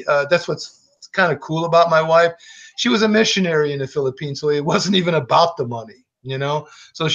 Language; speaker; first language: English; native; English